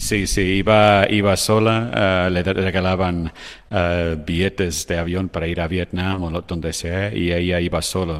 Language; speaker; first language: Spanish; non-native, fluent; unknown